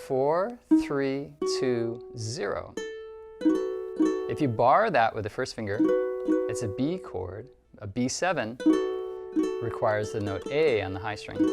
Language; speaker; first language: English; native; English